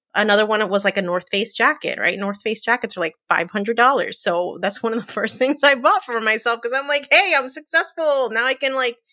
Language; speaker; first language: English; early bilingual, other home language; Spanish